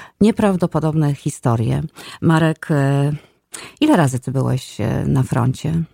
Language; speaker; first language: Polish; native; Polish